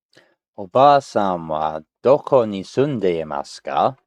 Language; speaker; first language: Japanese; non-native, learner; English